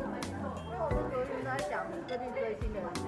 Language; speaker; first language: Chinese; native; Chinese